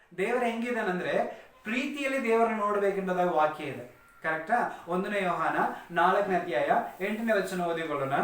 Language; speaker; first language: Kannada; non-native, local second language; Tamil